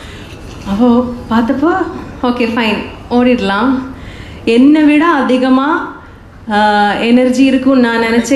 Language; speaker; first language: Tamil; non-native, learner; Malayalam